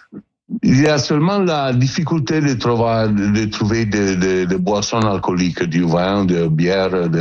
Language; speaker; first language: French; non-native, learner; Italian